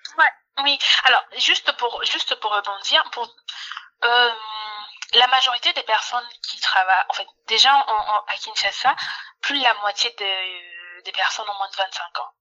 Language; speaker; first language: French; non-native, local second language; Lingala